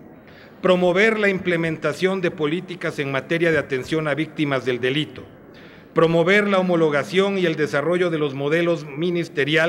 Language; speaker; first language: Spanish; native; Spanish